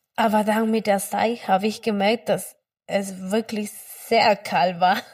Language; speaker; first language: German; non-native, fluent; Spanish